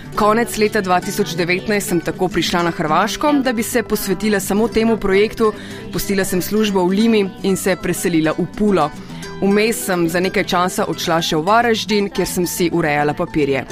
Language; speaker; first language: Slovenian; non-native, fluent; Spanish